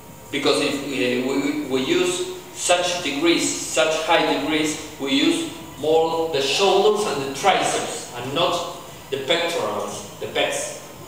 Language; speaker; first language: English; non-native, fluent; Spanish